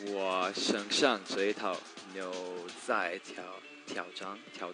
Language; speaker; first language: Chinese; non-native, learner; English